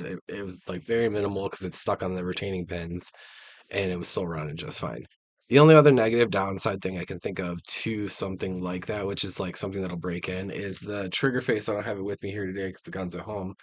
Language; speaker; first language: English; native; English